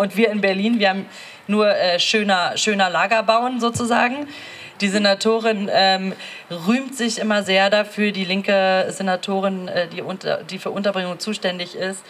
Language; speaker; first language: German; native; German